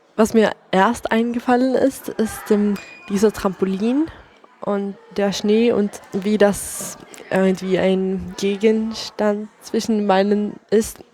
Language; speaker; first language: German; non-native, fluent; Swedish